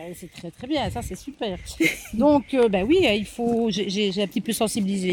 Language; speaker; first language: French; native; French